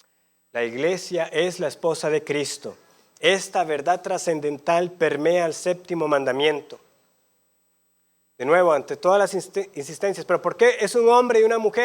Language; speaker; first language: Spanish; native; Spanish